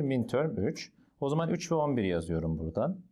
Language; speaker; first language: Turkish; native; Turkish